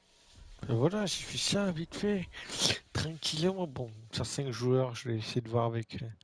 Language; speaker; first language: French; native; French